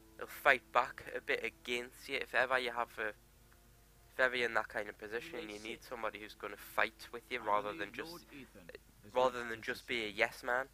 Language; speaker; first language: English; native; English